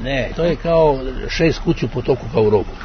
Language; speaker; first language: Serbian; native; Serbian